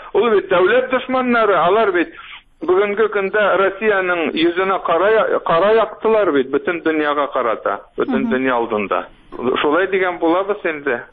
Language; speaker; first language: Tatar; native; Tatar